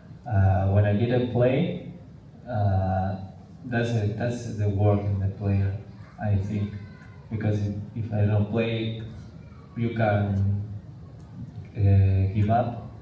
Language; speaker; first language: English; non-native, learner; Spanish